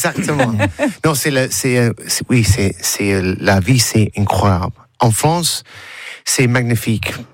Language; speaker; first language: French; non-native, learner; English